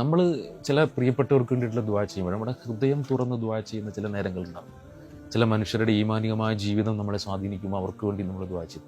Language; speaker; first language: Malayalam; native; Malayalam